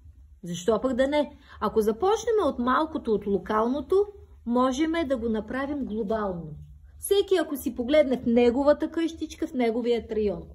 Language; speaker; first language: Bulgarian; native; Bulgarian